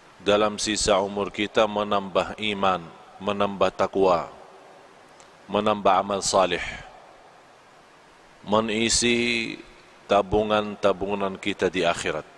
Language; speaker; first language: Indonesian; non-native, fluent; Arabic